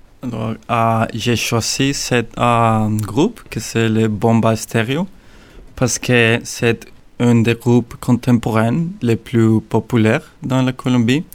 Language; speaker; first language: French; non-native, learner; Spanish